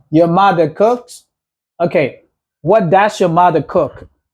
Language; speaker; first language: English; non-native, fluent; Burmese